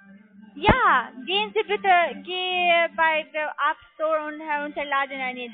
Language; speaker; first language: German; non-native, learner; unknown